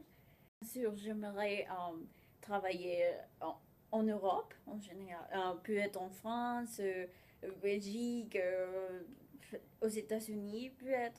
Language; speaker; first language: French; non-native, learner; Spanish